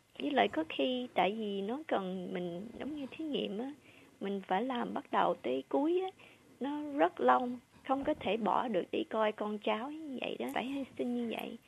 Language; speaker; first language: Vietnamese; early bilingual, heritage; Vietnamese